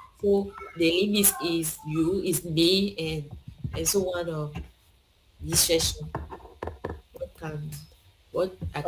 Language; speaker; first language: English; non-native, learner; French